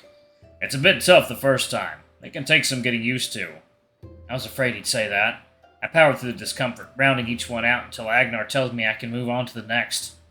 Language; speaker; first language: English; native; English